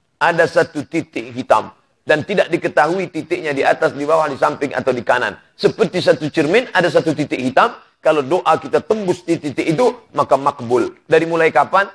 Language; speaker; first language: Indonesian; native; Indonesian